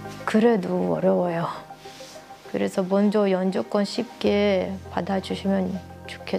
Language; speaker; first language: Korean; early bilingual, heritage; Russian